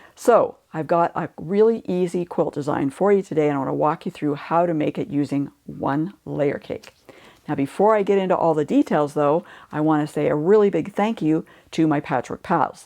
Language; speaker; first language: English; native; English